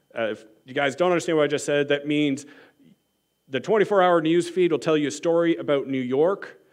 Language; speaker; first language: English; native; English